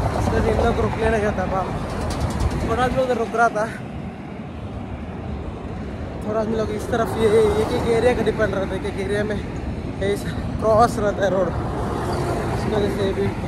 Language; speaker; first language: Hindi; non-native, local second language; Kannada